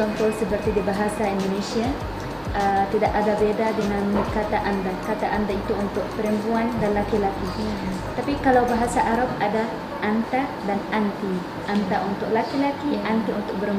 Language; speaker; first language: Indonesian; non-native, learner; Arabic